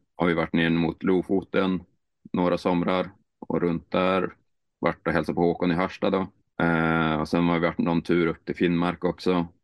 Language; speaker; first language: Swedish; native; Swedish